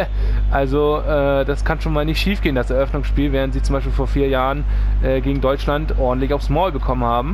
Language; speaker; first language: German; native; German